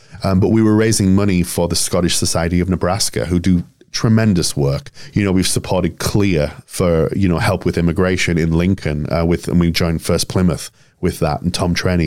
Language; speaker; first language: English; native; English